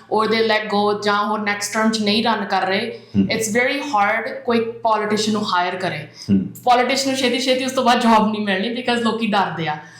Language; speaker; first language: Punjabi; early bilingual, heritage; Punjabi